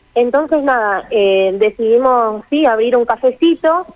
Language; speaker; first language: Spanish; native; Spanish